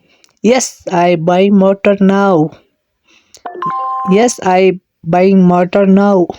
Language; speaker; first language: English; non-native, learner; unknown